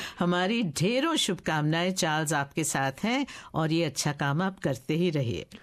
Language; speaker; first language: Hindi; native; Hindi